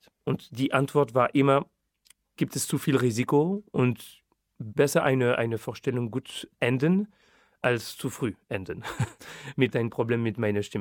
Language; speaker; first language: German; non-native, fluent; French